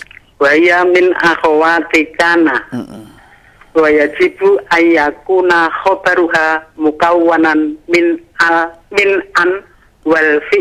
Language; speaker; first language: Arabic; non-native, learner; Indonesian